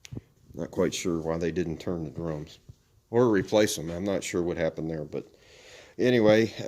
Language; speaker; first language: English; native; English